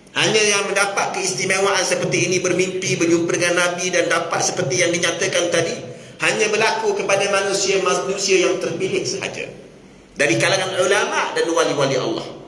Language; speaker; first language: Malay; native; Malay